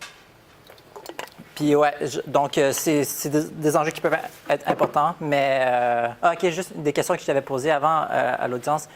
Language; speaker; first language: French; native; French